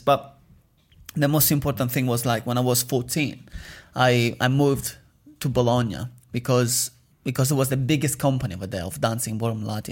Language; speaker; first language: English; non-native, fluent; Italian